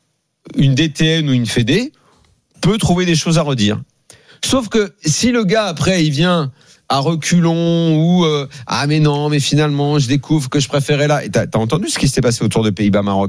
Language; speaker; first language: French; native; French